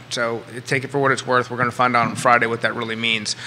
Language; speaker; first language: English; native; English